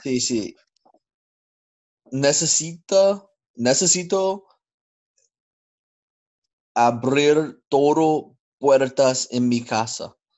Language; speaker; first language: Spanish; non-native, learner; English